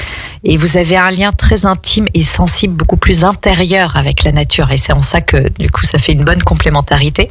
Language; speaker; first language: French; native; French